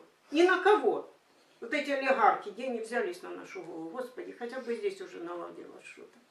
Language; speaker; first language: Russian; native; Russian